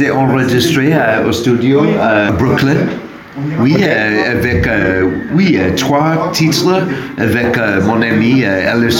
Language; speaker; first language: French; non-native, learner; English